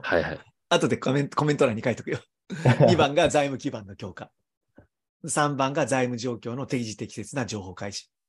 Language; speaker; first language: Japanese; native; Japanese